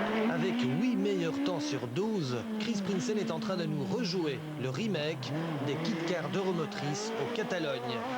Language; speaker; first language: French; native; French